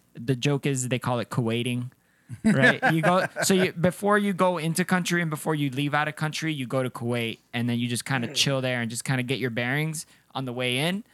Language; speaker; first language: English; non-native, fluent; Spanish